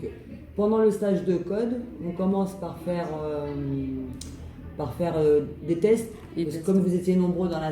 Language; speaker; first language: French; native; French